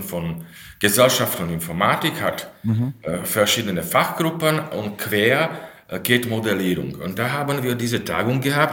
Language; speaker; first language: German; non-native, fluent; Slovak